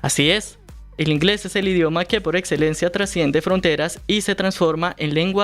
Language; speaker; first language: Spanish; native; Spanish